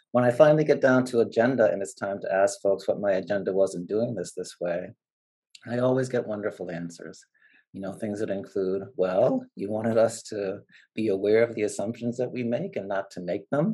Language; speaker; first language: English; native; English